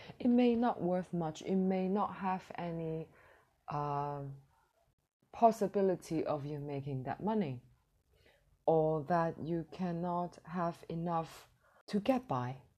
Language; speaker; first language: English; non-native, fluent; Cantonese